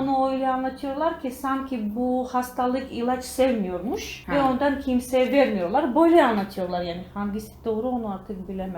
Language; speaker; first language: Turkish; non-native, learner; Georgian